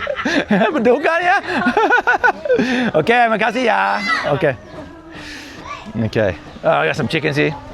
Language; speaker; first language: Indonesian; non-native, fluent; English